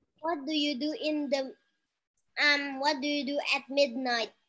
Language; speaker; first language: English; non-native, local second language; Indonesian